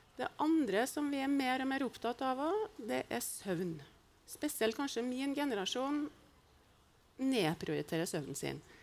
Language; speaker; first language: Norwegian; native; Norwegian